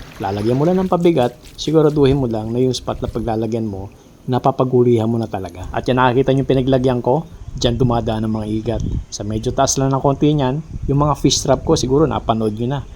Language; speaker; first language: Filipino; native; Filipino